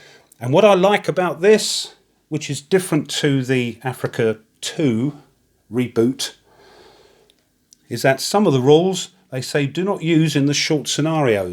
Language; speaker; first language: English; native; English